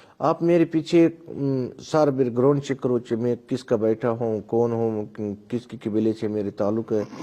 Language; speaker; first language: Urdu; non-native, local second language; Pashto